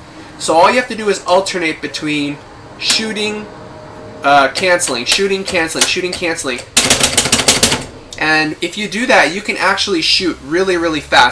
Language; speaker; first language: English; native; English